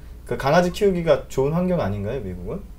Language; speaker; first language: Korean; native; Korean